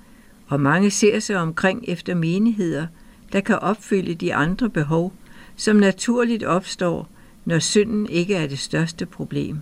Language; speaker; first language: Danish; native; Danish